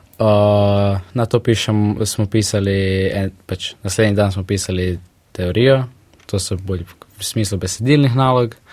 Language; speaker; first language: Slovenian; early bilingual, other home language; Russian